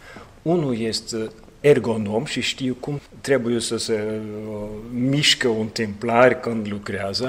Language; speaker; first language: Romanian; non-native, fluent; Norwegian